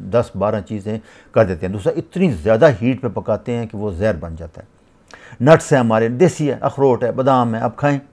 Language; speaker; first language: Urdu; native; Urdu